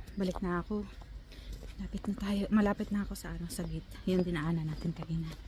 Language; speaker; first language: Filipino; native; Filipino